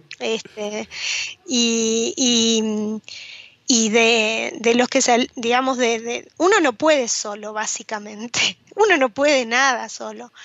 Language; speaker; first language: Spanish; native; Spanish